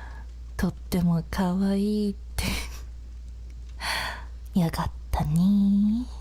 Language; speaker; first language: Japanese; non-native, learner; English